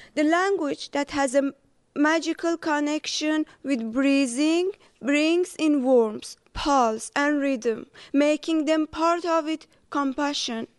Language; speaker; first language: English; non-native, fluent; Persian